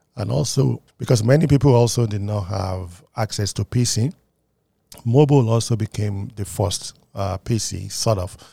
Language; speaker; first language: English; non-native, local second language; Yoruba